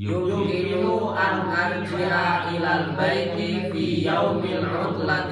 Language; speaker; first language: Arabic; non-native, learner; Indonesian